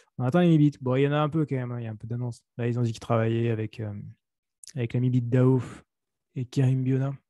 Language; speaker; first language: French; native; French